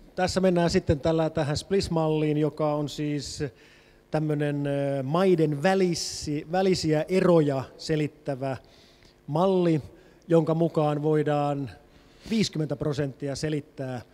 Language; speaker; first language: Finnish; native; Finnish